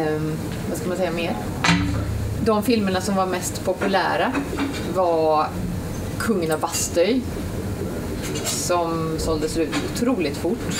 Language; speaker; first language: Swedish; native; Swedish